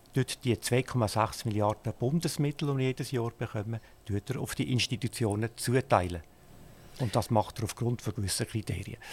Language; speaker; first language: German; native; German